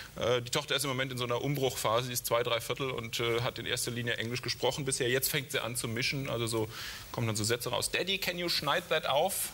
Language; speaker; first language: German; native; German